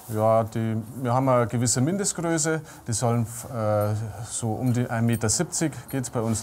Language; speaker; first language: German; native; German